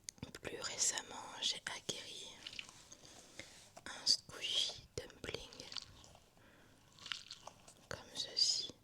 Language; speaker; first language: French; native; French